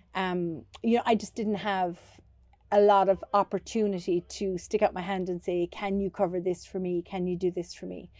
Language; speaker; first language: English; native; English